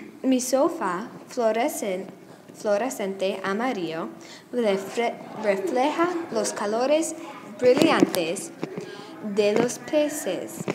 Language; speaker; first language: Spanish; non-native, learner; English